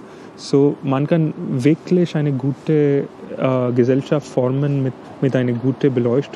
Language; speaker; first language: German; non-native, learner; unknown